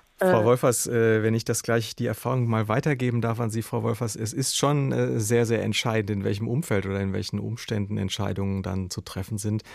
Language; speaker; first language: German; native; German